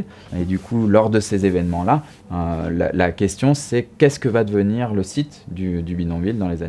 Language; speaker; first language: French; native; French